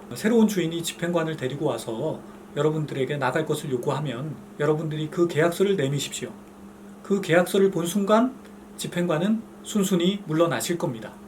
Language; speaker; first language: Korean; native; Korean